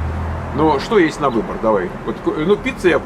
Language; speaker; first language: Russian; native; Russian